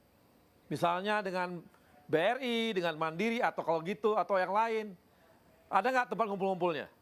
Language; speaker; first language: Indonesian; native; Indonesian